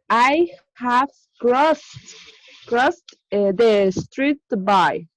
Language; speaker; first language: English; non-native, learner; Spanish